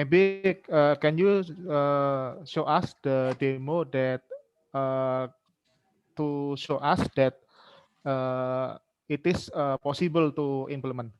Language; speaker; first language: English; non-native, learner; Indonesian